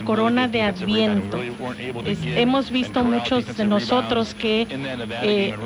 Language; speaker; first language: Spanish; native; Spanish